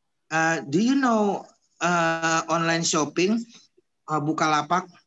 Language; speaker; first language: English; non-native, fluent; Indonesian